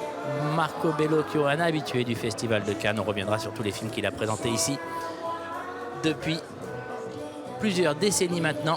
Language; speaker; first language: French; native; French